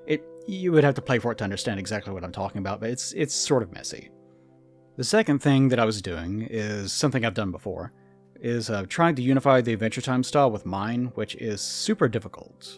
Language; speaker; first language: English; native; English